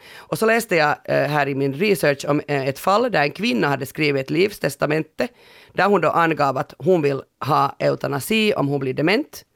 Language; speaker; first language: Swedish; native; Swedish